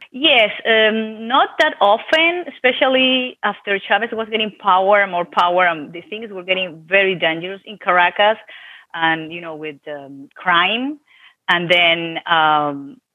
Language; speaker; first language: English; non-native, fluent; Spanish